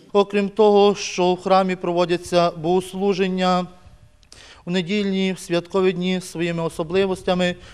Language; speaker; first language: Ukrainian; native; Ukrainian